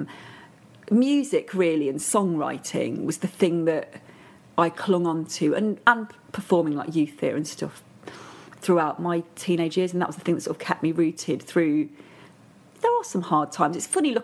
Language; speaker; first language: English; native; English